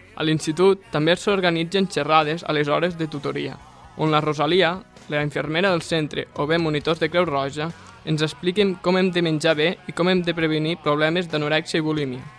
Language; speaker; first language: Catalan; native; Catalan